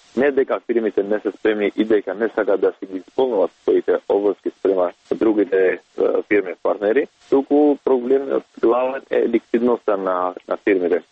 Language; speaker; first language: Macedonian; non-native, local second language; Albanian